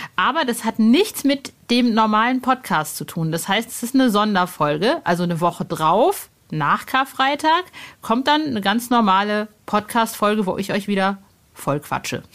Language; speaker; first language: German; native; German